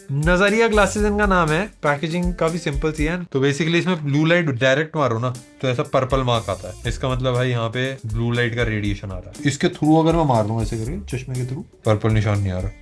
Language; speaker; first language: Hindi; native; Hindi